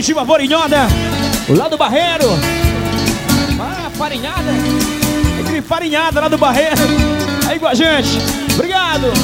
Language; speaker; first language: Portuguese; native; Portuguese